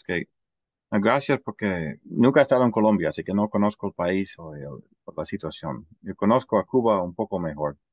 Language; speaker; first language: Spanish; non-native, fluent; English